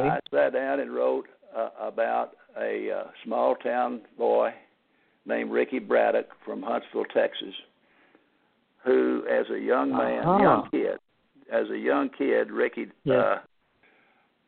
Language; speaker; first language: English; native; English